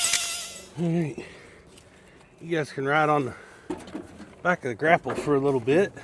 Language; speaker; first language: English; native; English